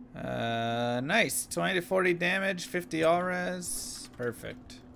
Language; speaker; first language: English; native; English